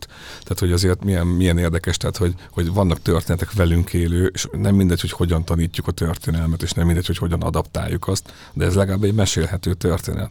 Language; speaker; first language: Hungarian; native; Hungarian